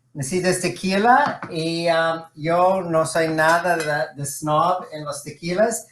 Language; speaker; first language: Spanish; non-native, fluent; English